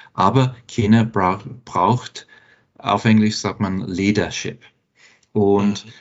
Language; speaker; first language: German; non-native, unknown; English